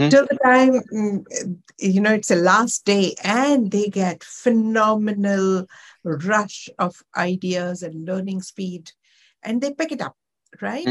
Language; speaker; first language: English; non-native, local second language; Gujarati